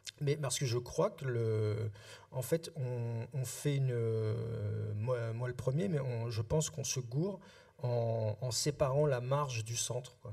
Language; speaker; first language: French; native; French